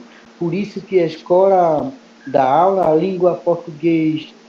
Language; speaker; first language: Portuguese; non-native, local second language; Kayapó